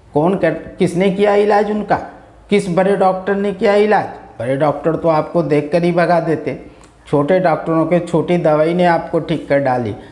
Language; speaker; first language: Hindi; native; Hindi